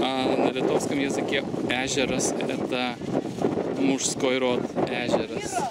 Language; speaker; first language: Russian; non-native, fluent; Lithuanian